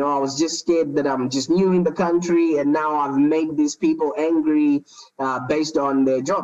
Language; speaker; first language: English; non-native, local second language; Shona